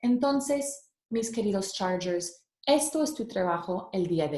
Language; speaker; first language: Spanish; early bilingual, heritage; Spanish